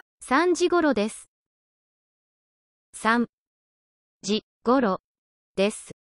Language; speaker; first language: Japanese; non-native, learner; English